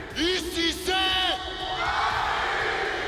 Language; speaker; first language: French; non-native, learner; Swedish